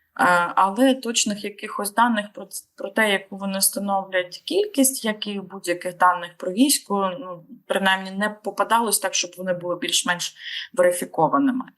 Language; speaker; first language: Ukrainian; native; Ukrainian